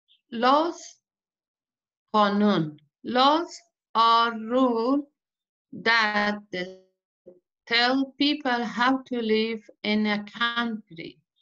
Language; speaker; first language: English; non-native, learner; Persian